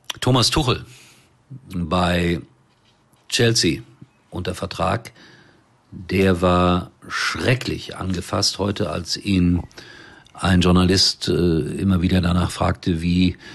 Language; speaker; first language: German; native; German